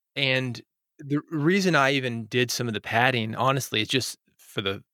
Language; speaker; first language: English; native; English